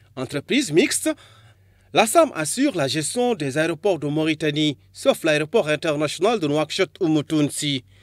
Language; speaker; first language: French; non-native, local second language; Arabic